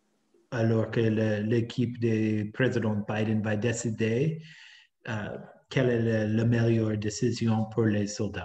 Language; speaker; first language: French; non-native, fluent; English